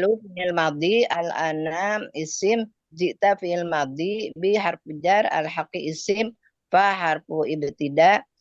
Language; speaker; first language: Arabic; non-native, learner; Indonesian